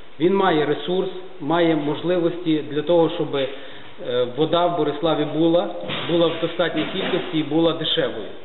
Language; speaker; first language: Ukrainian; native; Ukrainian